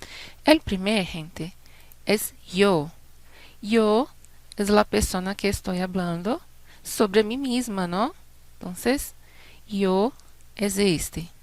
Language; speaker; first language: Spanish; non-native, fluent; Portuguese